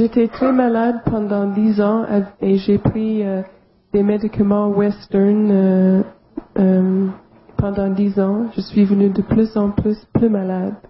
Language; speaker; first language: French; non-native, local second language; English